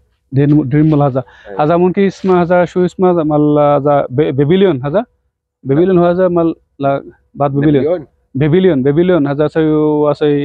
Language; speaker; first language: Arabic; non-native, learner; Bangla